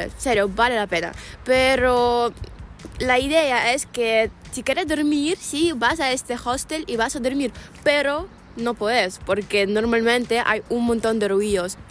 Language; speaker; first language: Spanish; non-native, learner; Ukrainian